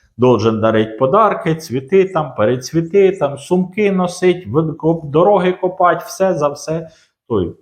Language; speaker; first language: Ukrainian; non-native, local second language; Russian